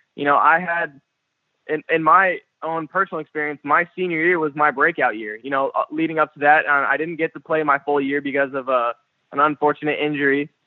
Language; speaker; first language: English; native; English